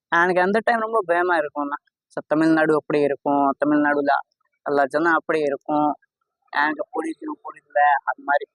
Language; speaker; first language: Tamil; non-native, learner; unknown